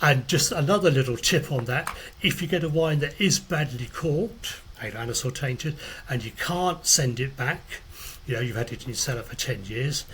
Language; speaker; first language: English; native; English